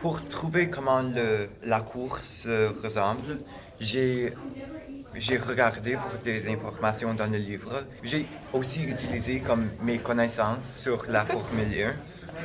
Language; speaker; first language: French; non-native, local second language; English